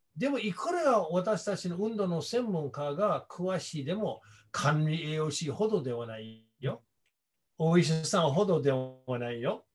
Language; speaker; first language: Japanese; non-native, fluent; English